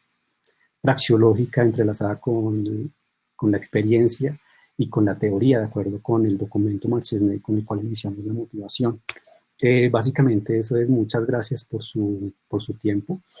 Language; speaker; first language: Spanish; native; Spanish